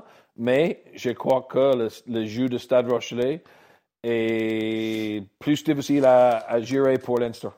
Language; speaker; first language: French; non-native, learner; English